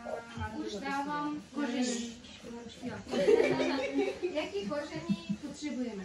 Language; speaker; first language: Czech; non-native, learner; Kara-Kalpak